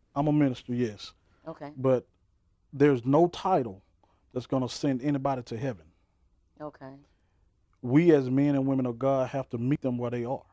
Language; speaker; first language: English; native; English